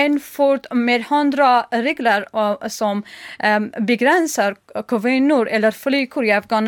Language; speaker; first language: Swedish; non-native, learner; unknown